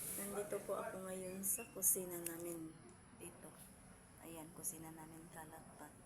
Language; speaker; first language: Filipino; non-native, local second language; Cebuano